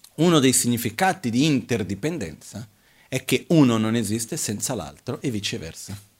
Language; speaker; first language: Italian; non-native, fluent; Portuguese